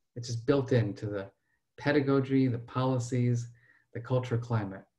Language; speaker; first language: English; native; English